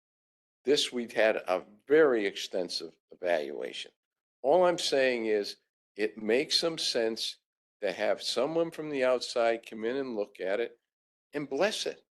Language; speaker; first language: English; native; English